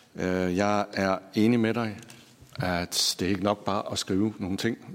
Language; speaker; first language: Danish; native; Danish